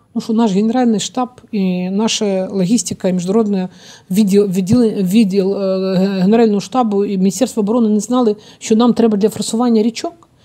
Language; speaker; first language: Ukrainian; non-native, fluent; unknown